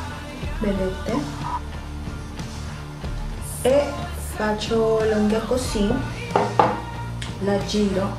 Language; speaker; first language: Italian; non-native, fluent; Spanish